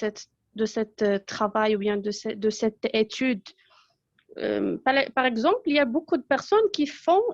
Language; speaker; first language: French; non-native, local second language; Arabic